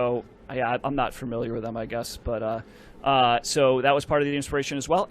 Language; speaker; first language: English; native; English